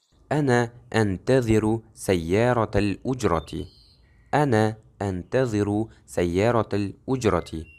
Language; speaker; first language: Arabic; non-native, fluent; Kazakh